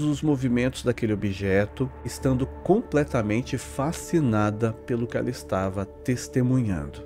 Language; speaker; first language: Portuguese; native; Portuguese